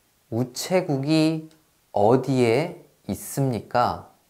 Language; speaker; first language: Korean; native; Korean